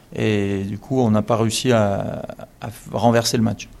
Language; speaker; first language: French; native; French